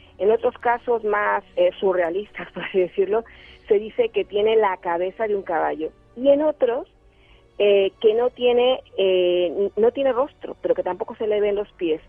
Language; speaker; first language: Spanish; native; Spanish